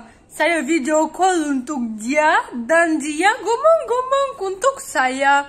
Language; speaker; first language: Indonesian; non-native, learner; Russian